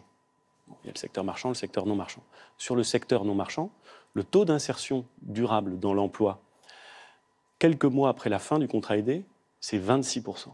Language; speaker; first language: French; native; French